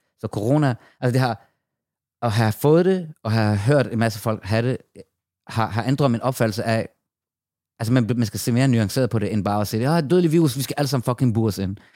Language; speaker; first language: Danish; early bilingual, other home language; Persian